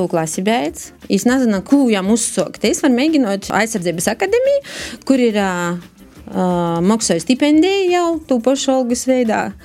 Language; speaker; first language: Latvian; native; Latvian